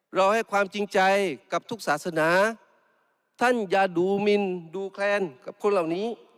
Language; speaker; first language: Thai; non-native, local second language; Malay